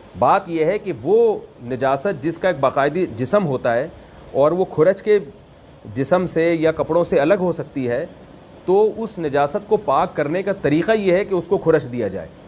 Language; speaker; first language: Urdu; native; Urdu